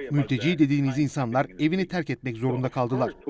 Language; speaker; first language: Turkish; non-native, fluent; Arabic